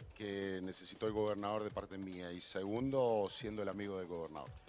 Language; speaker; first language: Spanish; native; Spanish